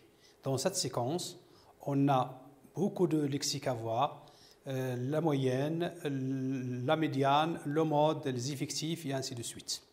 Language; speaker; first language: French; non-native, local second language; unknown